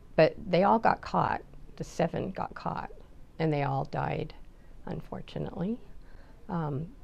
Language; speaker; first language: English; native; English